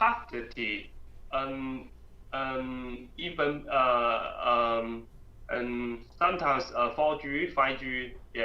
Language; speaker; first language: English; non-native, learner; Chinese